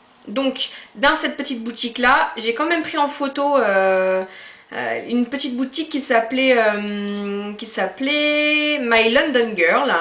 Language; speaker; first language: French; native; French